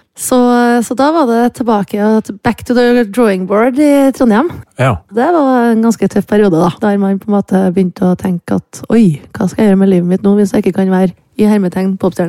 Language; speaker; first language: Norwegian; native; Norwegian